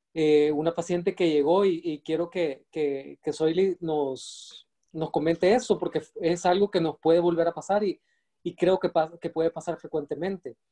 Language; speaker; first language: Spanish; native; Spanish